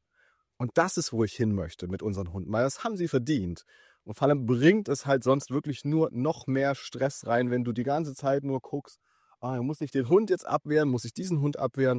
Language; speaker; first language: German; native; German